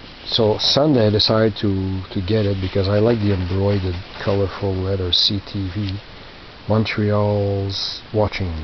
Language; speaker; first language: English; non-native, local second language; French